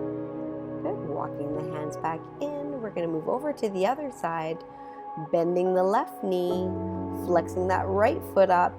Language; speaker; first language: English; native; English